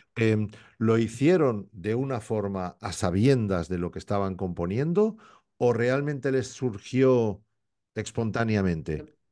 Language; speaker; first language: Spanish; native; Spanish